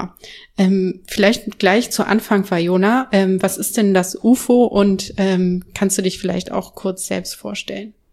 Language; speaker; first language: German; native; German